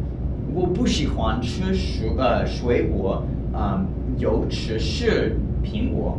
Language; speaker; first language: Chinese; non-native, learner; English